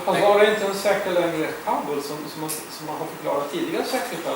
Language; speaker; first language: Swedish; non-native, learner; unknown